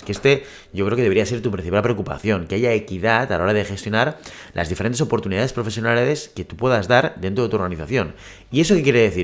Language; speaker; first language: Spanish; native; Spanish